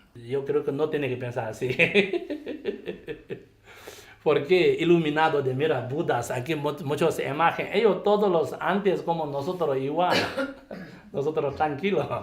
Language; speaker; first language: Spanish; non-native, learner; Tibetan